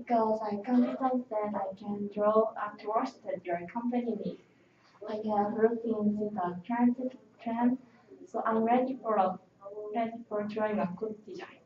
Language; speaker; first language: English; non-native, learner; Korean